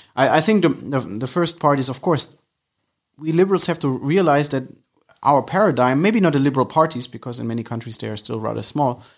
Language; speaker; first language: English; non-native, fluent; German